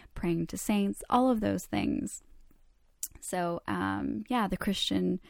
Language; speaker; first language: English; early bilingual, other home language; Croatian